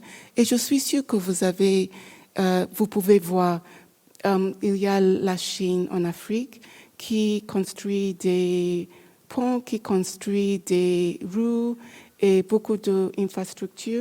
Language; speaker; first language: French; non-native, learner; English